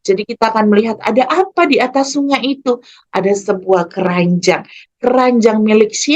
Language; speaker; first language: Indonesian; native; Indonesian